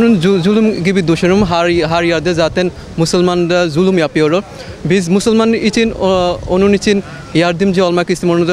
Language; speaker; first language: Turkish; non-native, learner; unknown